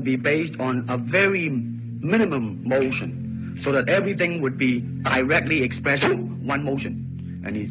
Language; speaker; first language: English; non-native, local second language; Cantonese